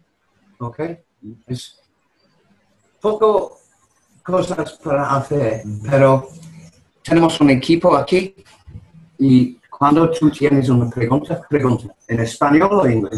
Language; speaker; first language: Spanish; non-native, learner; English